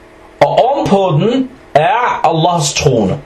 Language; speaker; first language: Danish; early bilingual, other home language; Arabic